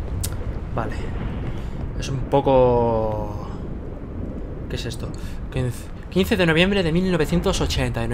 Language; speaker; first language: Spanish; native; Spanish